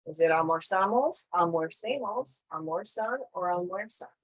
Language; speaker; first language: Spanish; non-native, fluent; English